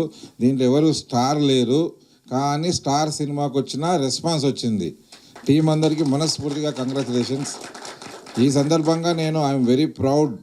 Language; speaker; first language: Telugu; native; Telugu